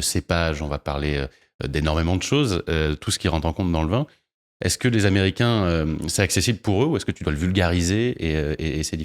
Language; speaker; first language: French; native; French